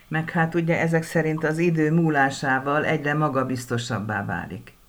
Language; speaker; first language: Hungarian; native; Hungarian